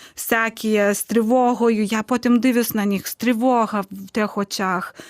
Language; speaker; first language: Ukrainian; non-native, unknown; Lithuanian